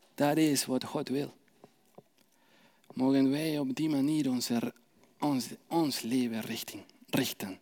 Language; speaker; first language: Dutch; non-native, fluent; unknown